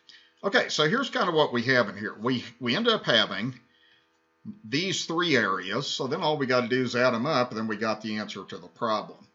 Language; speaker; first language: English; native; English